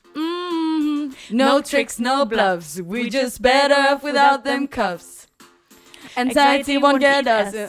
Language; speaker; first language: English; non-native, fluent; Danish